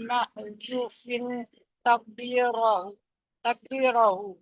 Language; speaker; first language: Arabic; non-native, learner; Indonesian